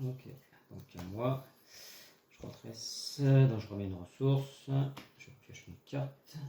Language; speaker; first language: French; native; French